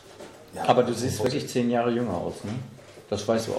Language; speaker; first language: German; native; German